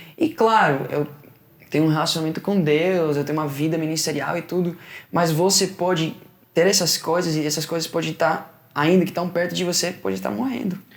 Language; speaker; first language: Portuguese; non-native, fluent; Spanish